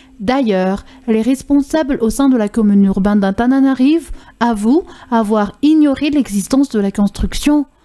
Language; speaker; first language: French; non-native, local second language; Malagasy